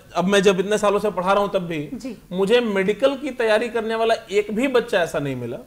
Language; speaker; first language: Hindi; native; Hindi